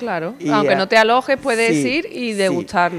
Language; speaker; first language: Spanish; native; Spanish